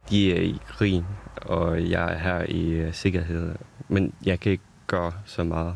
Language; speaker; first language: Danish; non-native, fluent; Ukrainian